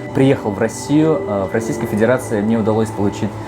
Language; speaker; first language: Russian; non-native, local second language; Tajik